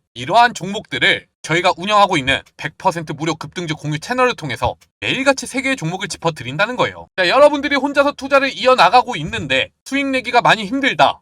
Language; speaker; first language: Korean; native; Korean